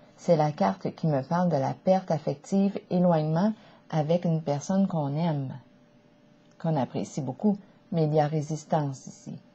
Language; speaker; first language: French; native; French